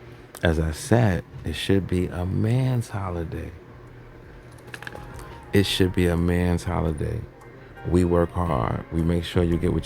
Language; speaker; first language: English; native; English